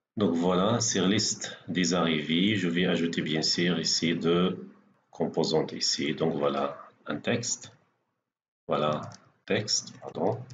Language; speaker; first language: French; non-native, local second language; Arabic